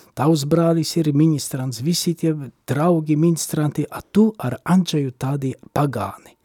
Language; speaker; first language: Latvian; non-native, fluent; Polish